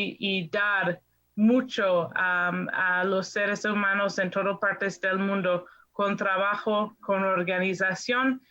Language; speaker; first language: Spanish; non-native, fluent; English